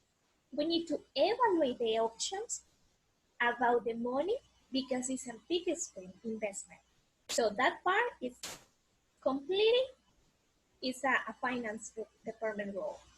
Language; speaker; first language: English; non-native, learner; Spanish